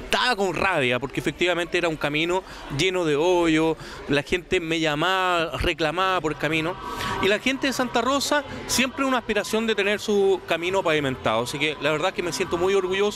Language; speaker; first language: Spanish; native; Spanish